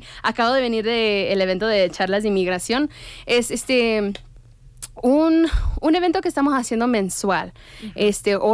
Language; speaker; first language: Spanish; native; Spanish